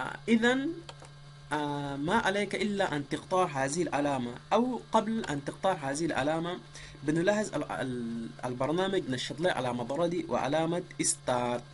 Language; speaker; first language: Arabic; native; Arabic